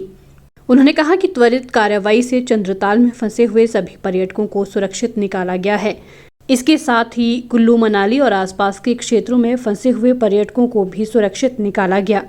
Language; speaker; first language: Hindi; native; Hindi